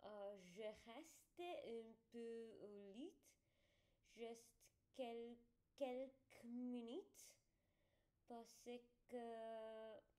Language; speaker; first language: French; non-native, learner; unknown